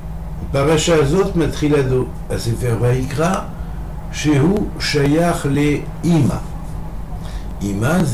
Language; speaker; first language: Hebrew; non-native, fluent; French